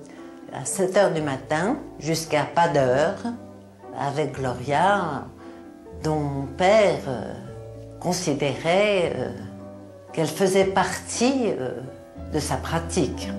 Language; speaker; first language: French; native; French